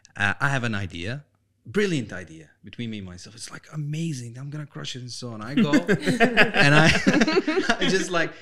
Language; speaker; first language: English; non-native, fluent; Arabic